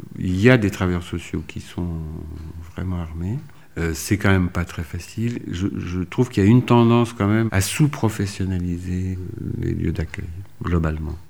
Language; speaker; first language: French; native; French